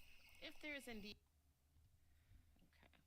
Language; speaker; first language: English; native; English